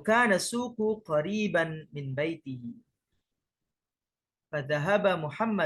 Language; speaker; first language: Arabic; non-native, fluent; Indonesian